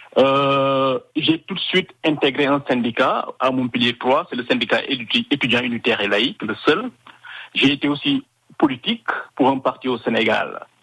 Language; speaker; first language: French; non-native, local second language; Wolof